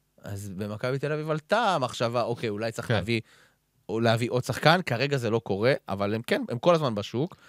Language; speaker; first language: Hebrew; native; Hebrew